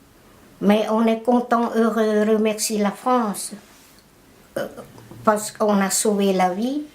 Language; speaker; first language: French; non-native, fluent; Khmer